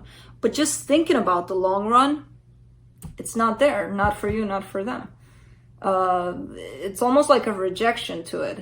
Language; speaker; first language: English; native; English